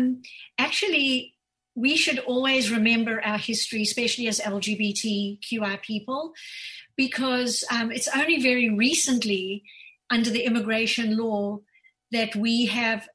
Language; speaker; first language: English; native; English